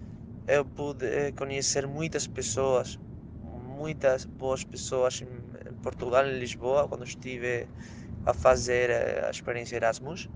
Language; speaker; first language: Portuguese; non-native, fluent; Spanish